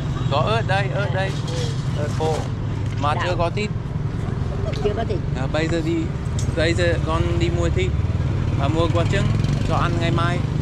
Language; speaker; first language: Vietnamese; non-native, learner; English